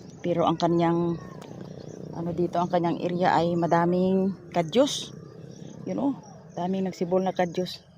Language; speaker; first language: Filipino; non-native, local second language; Cebuano